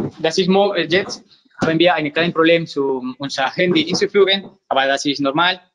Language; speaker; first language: German; non-native, learner; Spanish